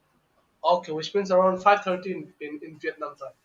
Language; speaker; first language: English; non-native, local second language; Bangla